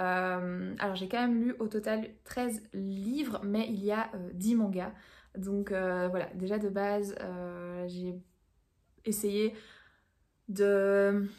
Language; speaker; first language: French; native; French